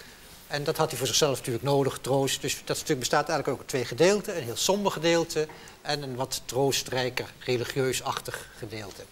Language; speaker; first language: Dutch; native; Dutch